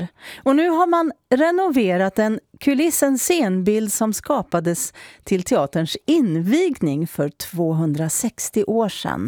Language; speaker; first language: Swedish; native; Swedish